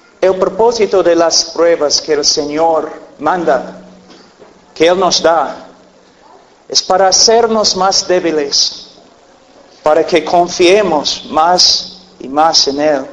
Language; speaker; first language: Spanish; non-native, fluent; English